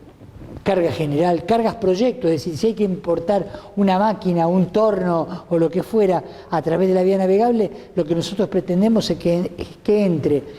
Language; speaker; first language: Spanish; native; Spanish